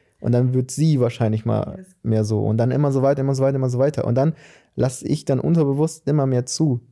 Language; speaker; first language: German; early bilingual, other home language; Portuguese